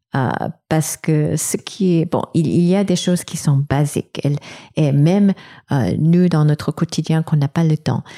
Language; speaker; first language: French; non-native, fluent; English